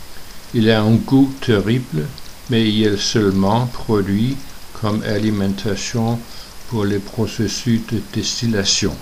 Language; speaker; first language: French; non-native, learner; Danish